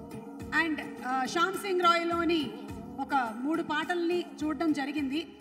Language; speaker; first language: Telugu; native; Telugu